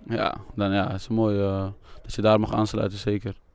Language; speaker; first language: Dutch; native; Dutch